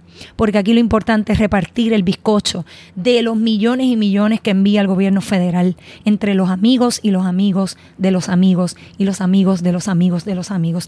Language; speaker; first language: Spanish; native; Spanish